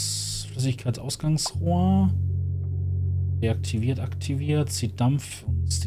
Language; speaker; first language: German; native; German